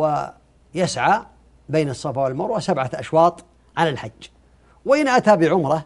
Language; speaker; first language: Arabic; native; Arabic